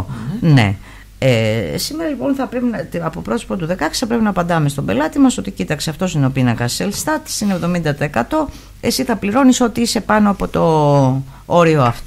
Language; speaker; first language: Greek; native; Greek